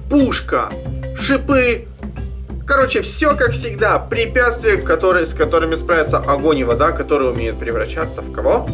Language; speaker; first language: Russian; native; Russian